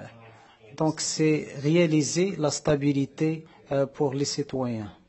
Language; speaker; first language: French; non-native, learner; Arabic